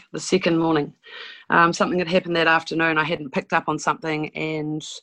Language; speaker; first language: English; native; English